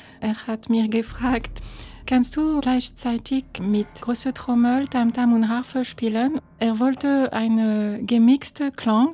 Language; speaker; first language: German; non-native, fluent; French